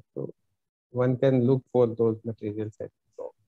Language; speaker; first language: English; non-native, local second language; Bhojpuri